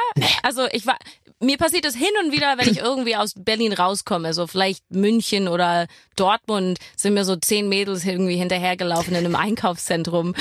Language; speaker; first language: German; non-native, fluent; English